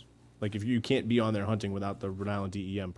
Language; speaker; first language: English; native; English